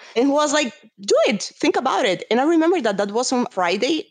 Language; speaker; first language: English; non-native, fluent; Spanish